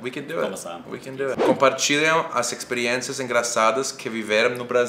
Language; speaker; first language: Portuguese; non-native, fluent; English